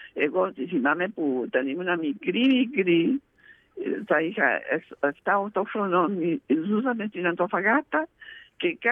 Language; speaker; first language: Greek; early bilingual, heritage; Greek